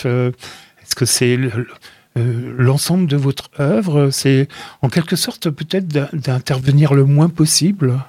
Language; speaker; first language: French; native; French